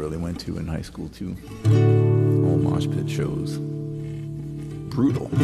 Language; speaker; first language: English; native; English